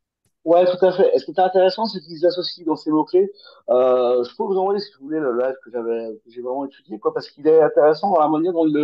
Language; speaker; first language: French; native; French